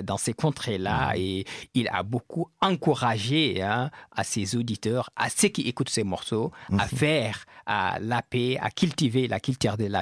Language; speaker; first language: French; non-native, local second language; Fula